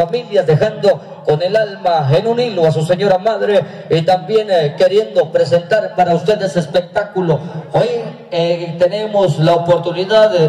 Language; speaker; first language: Spanish; native; Spanish